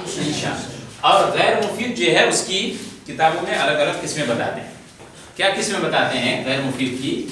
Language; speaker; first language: Urdu; native; Urdu